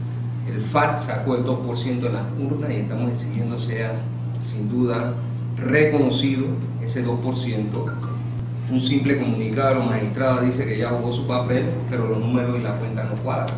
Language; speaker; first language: Spanish; native; Spanish